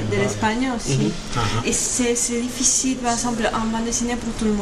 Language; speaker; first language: French; non-native, learner; Spanish